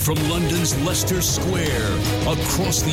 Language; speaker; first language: English; native; English